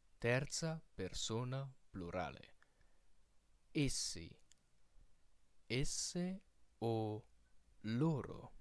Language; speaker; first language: Italian; non-native, fluent; Filipino